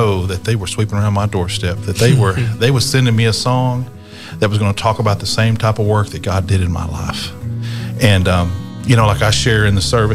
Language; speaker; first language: English; native; English